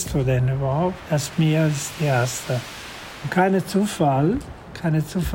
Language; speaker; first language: German; non-native, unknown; Italian